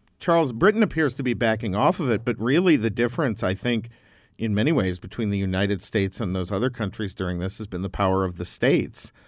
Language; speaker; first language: English; native; English